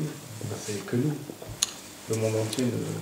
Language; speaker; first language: French; native; French